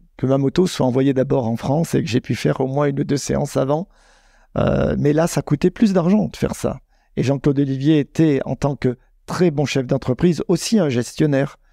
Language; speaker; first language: French; native; French